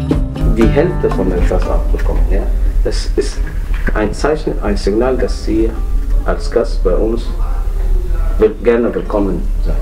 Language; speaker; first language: German; non-native, fluent; Arabic